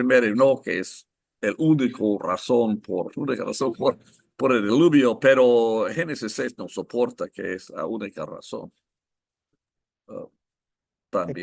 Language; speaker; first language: Spanish; non-native, fluent; English